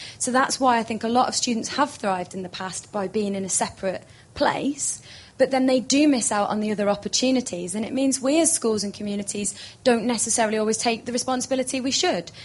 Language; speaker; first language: English; native; English